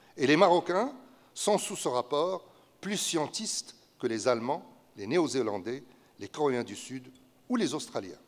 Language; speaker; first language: French; non-native, local second language; Arabic